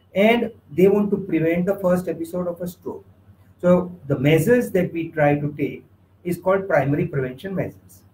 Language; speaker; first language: English; non-native, local second language; Gujarati